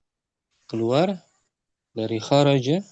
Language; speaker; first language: Indonesian; native; Indonesian